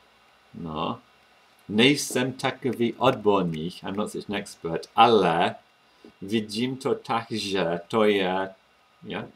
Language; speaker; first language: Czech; non-native, fluent; English